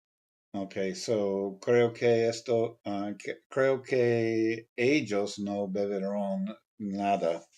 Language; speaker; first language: Spanish; non-native, learner; English